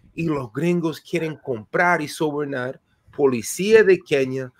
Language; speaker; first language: Spanish; non-native, fluent; English